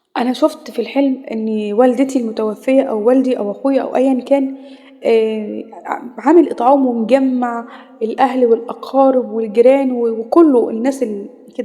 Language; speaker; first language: Arabic; native; Arabic